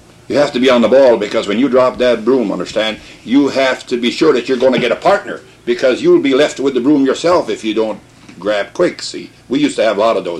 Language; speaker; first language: English; early bilingual, other home language; French